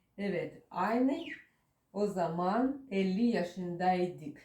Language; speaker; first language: Turkish; non-native, learner; Russian